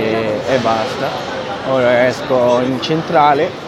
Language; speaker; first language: Italian; non-native, fluent; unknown